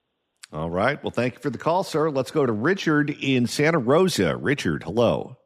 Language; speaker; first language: English; native; English